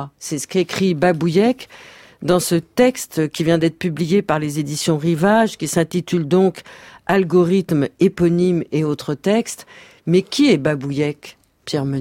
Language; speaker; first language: French; native; French